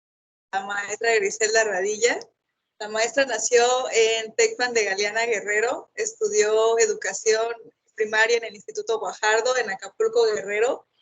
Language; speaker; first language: Spanish; native; Spanish